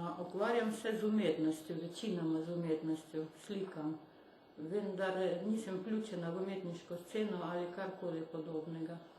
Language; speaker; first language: Slovenian; non-native, fluent; Russian